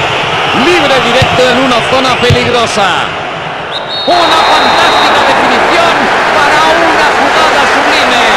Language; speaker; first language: Spanish; native; Spanish